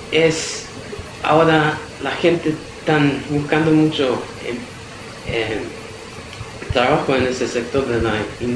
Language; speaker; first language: Spanish; early bilingual, heritage; Spanish